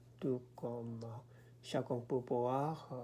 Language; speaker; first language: French; non-native, learner; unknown